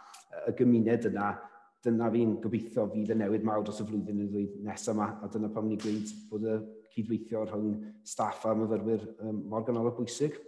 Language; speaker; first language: Welsh; native; Welsh